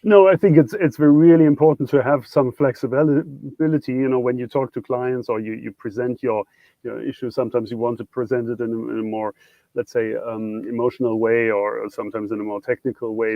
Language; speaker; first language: English; non-native, fluent; German